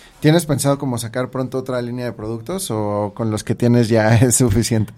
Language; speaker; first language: Spanish; native; Spanish